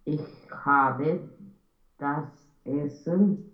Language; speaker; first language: German; non-native, learner; Romanian